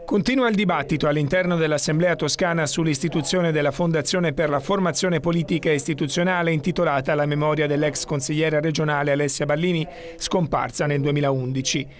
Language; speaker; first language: Italian; native; Italian